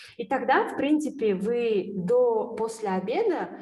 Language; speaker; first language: Russian; non-native, local second language; Kyrgyz